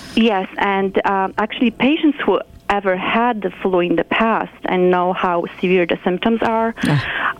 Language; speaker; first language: English; non-native, fluent; Polish